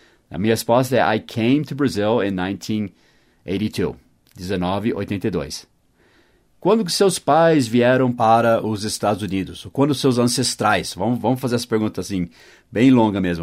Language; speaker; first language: Portuguese; non-native, fluent; English